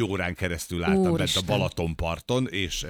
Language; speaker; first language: Hungarian; native; Hungarian